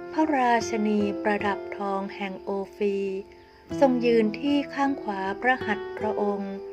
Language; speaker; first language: Thai; native; Thai